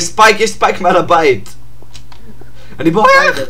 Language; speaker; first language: Hebrew; native; Hebrew